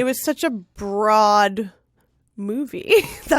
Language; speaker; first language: English; native; English